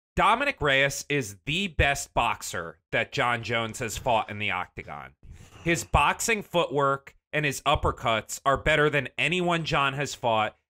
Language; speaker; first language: English; native; English